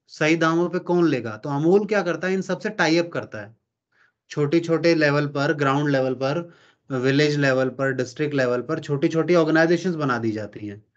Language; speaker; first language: Hindi; native; Hindi